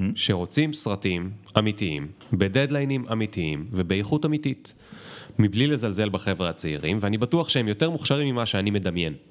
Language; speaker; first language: Hebrew; native; Hebrew